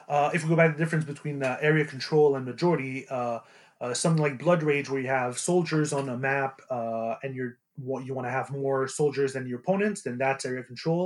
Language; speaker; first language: English; native; English